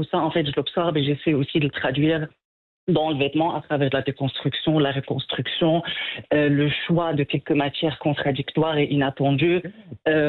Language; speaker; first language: French; non-native, local second language; Arabic